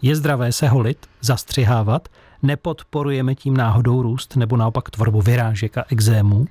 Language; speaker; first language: Czech; native; Czech